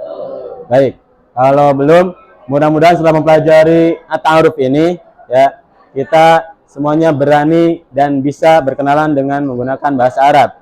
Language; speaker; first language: Indonesian; native; Indonesian